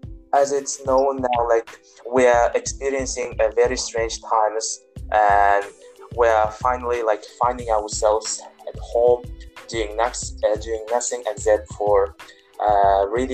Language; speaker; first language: English; non-native, fluent; Uzbek